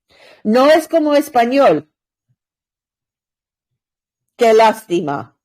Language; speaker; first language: Spanish; non-native, learner; English